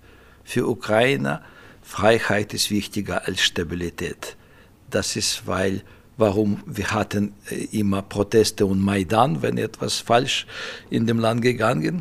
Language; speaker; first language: German; non-native, fluent; Russian